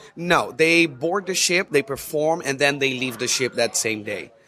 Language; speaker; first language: English; non-native, fluent; Portuguese